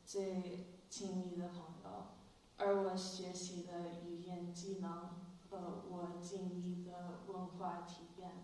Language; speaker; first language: Chinese; non-native, fluent; English